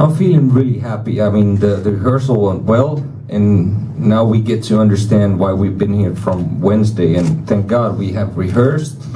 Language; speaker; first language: English; non-native, fluent; Finnish